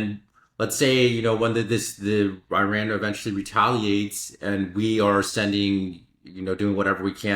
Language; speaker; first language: English; native; English